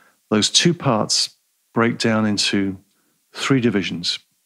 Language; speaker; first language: English; native; English